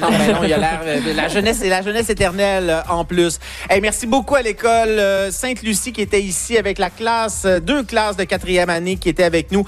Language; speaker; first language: French; native; French